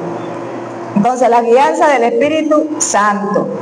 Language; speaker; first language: Spanish; native; Spanish